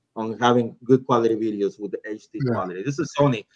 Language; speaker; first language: English; non-native, fluent; Spanish